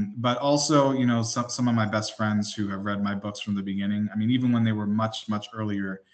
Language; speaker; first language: English; native; English